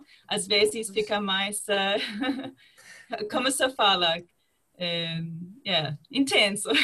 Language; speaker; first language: Portuguese; non-native, fluent; English